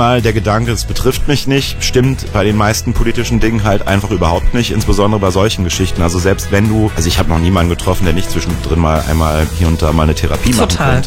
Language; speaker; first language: German; native; German